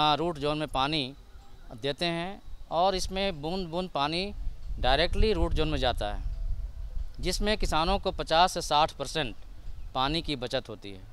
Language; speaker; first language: Hindi; native; Hindi